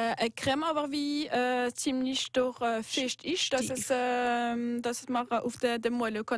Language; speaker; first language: German; non-native, local second language; French